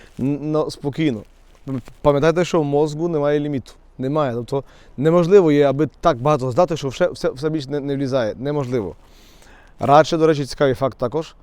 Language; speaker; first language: Ukrainian; native; Ukrainian